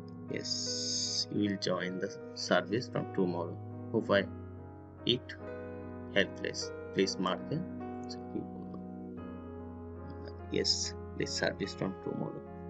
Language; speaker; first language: English; non-native, local second language; Bangla